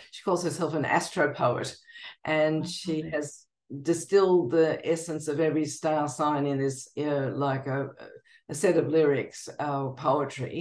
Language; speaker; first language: English; native; English